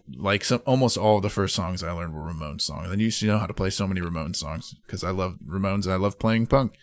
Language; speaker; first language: English; native; English